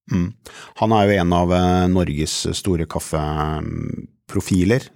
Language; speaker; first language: Norwegian; native; Norwegian